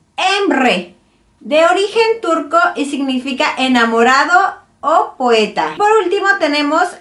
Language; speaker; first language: Spanish; native; Spanish